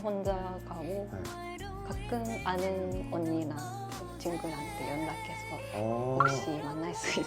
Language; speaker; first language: Korean; non-native, learner; Japanese